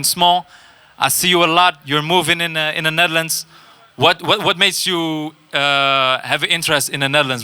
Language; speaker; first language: English; non-native, fluent; Dutch